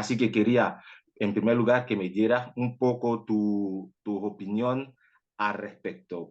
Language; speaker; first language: Spanish; non-native, fluent; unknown